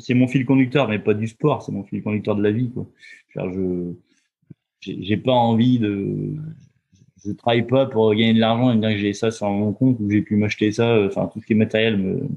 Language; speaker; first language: French; native; French